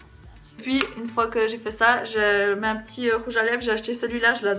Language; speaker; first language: French; native; French